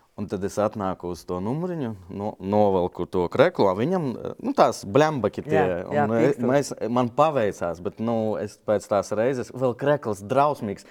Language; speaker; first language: Latvian; non-native, local second language; Russian